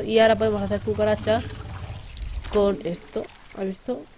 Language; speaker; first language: Spanish; native; Spanish